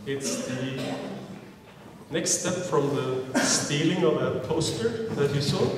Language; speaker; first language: English; non-native, fluent; Norwegian